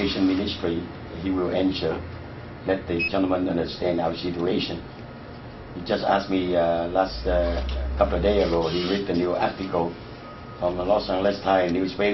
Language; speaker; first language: English; non-native, learner; Vietnamese